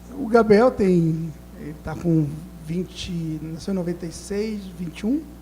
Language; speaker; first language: Portuguese; native; Portuguese